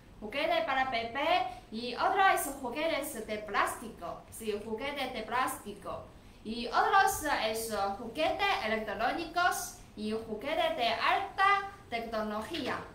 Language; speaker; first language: Spanish; non-native, learner; Chinese